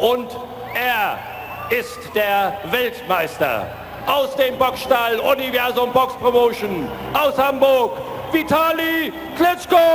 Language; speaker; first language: German; native; German